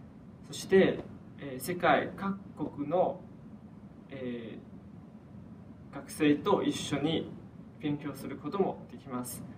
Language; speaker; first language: Japanese; non-native, fluent; Chinese